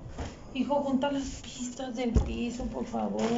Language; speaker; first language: Spanish; native; Spanish